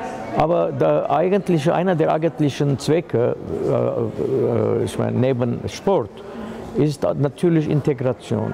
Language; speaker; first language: German; non-native, fluent; Armenian